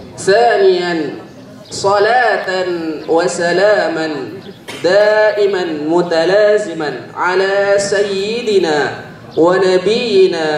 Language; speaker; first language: Arabic; non-native, learner; Indonesian